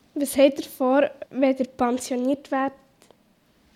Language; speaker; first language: German; native; German